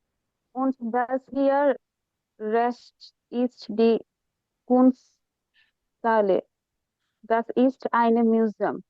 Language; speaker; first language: German; non-native, learner; Bangla